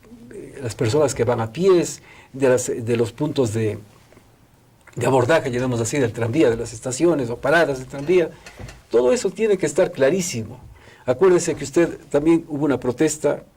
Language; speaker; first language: Spanish; native; Spanish